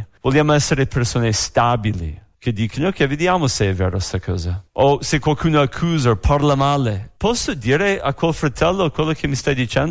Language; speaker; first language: Italian; non-native, fluent; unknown